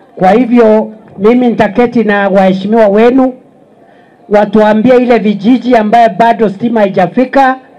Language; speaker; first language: Swahili; non-native, local second language; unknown